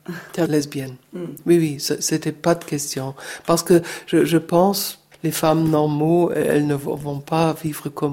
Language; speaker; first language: French; non-native, fluent; German